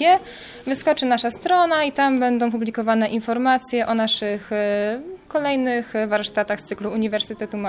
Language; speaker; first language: Polish; native; Polish